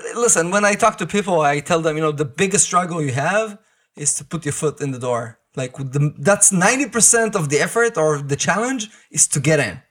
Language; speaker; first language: English; non-native, fluent; Hebrew